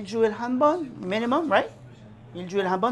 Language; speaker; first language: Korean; non-native, learner; French